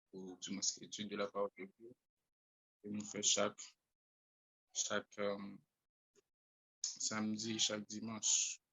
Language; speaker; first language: French; non-native, local second language; Haitian Creole